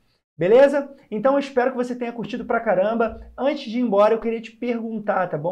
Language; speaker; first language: Portuguese; native; Portuguese